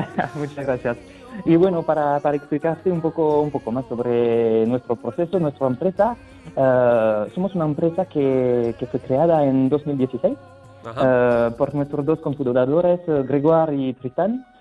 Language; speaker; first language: Spanish; non-native, fluent; French